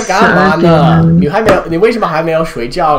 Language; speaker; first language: Chinese; non-native, fluent; English